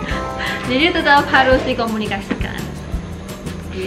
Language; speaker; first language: Indonesian; native; Indonesian